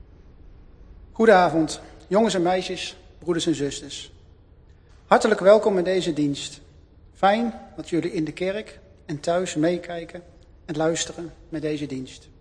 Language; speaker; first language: Dutch; native; Dutch